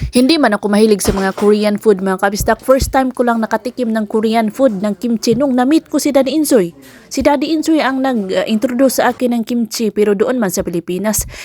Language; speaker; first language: Filipino; non-native, local second language; Cebuano